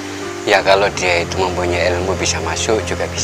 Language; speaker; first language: Indonesian; native; Indonesian